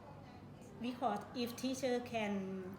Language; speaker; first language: English; non-native, learner; Thai